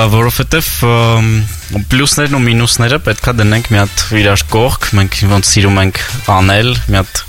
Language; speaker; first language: Armenian; native; Armenian